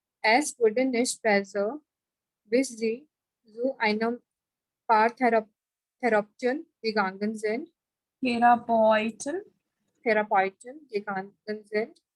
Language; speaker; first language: German; non-native, learner; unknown